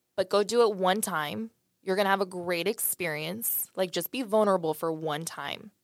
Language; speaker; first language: English; native; English